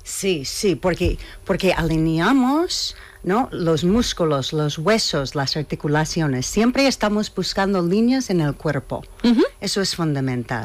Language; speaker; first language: Spanish; non-native, fluent; English